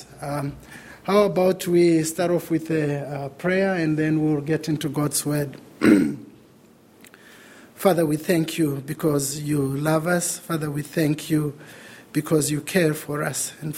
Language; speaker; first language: English; non-native, local second language; Shona